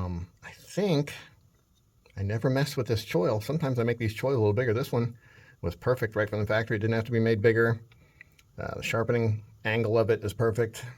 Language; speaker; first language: English; native; English